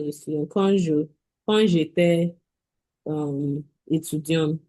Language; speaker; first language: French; non-native, learner; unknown